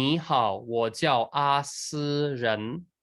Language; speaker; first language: Chinese; non-native, fluent; English